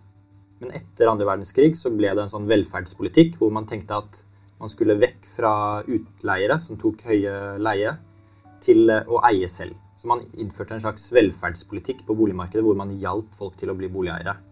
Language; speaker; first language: Norwegian; native; Norwegian